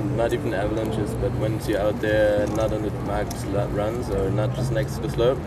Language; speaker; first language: English; non-native, fluent; German